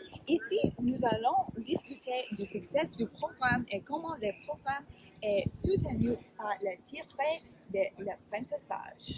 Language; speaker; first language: French; non-native, learner; English